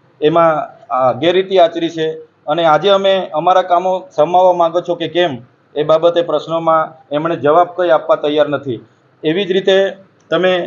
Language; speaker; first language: Gujarati; non-native, local second language; Vasavi